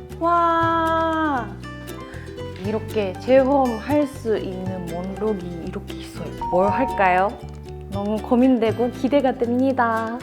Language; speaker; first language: Korean; non-native, fluent; Japanese